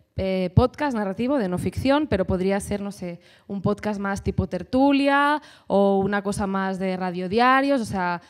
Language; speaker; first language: Spanish; native; Spanish